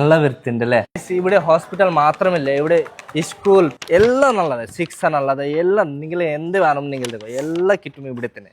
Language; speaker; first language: Malayalam; non-native, local second language; Hindi